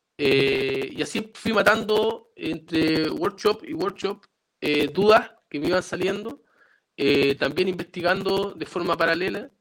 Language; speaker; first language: Spanish; native; Spanish